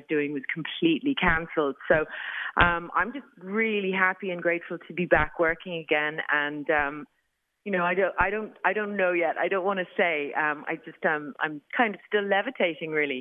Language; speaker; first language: English; native; English